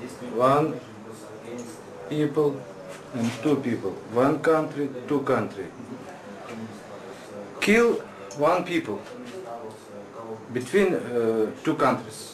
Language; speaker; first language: English; non-native, learner; Russian